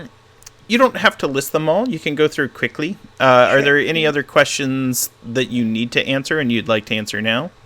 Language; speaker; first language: English; native; English